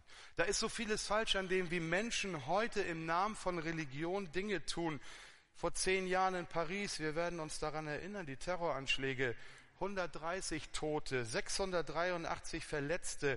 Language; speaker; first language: German; native; German